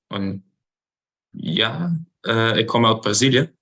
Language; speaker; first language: Dutch; non-native, learner; Portuguese